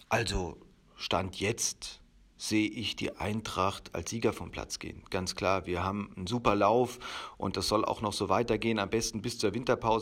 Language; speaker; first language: German; native; German